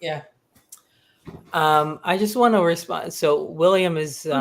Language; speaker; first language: English; native; English